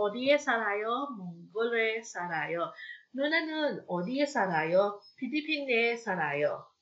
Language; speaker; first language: Korean; non-native, fluent; Filipino